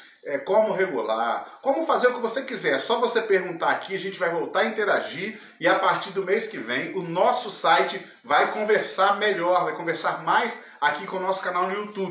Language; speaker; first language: Portuguese; native; Portuguese